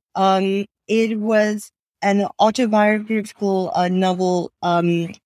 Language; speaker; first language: English; non-native, local second language; Sinhala